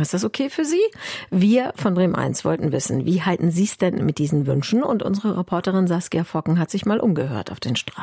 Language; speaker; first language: German; native; German